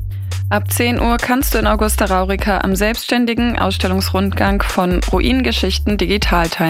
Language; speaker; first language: German; native; German